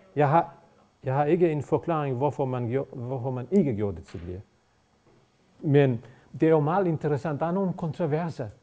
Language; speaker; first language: Danish; non-native, fluent; Bosnian